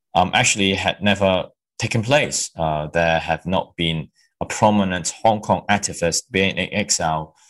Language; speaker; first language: English; non-native, local second language; Cantonese